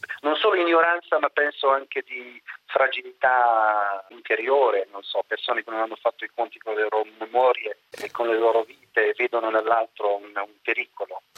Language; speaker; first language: Italian; non-native, fluent; Arabic